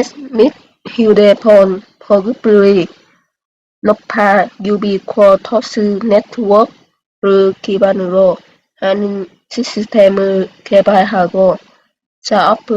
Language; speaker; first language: Korean; non-native, learner; Vietnamese